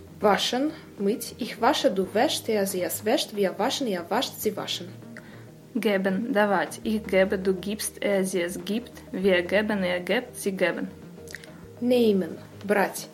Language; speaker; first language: German; non-native, learner; Russian